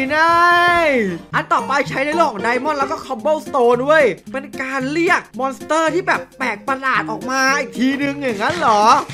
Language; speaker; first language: Thai; native; Thai